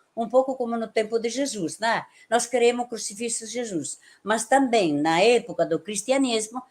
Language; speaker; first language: Portuguese; non-native, fluent; Italian